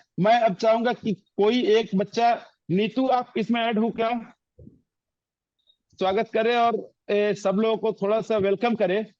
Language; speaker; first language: Hindi; native; Hindi